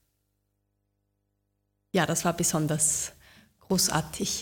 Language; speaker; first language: German; native; German